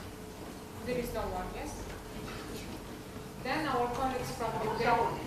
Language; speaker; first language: English; non-native, fluent; Romanian